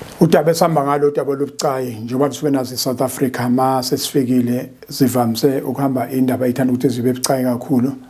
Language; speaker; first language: Zulu; native; Zulu